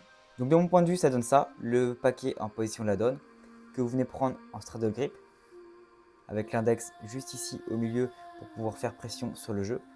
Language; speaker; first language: French; native; French